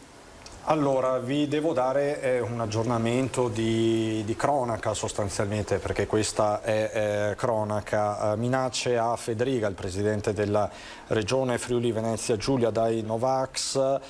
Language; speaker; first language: Italian; native; Italian